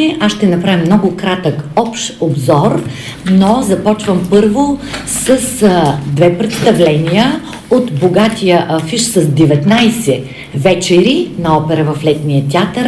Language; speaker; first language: Bulgarian; native; Bulgarian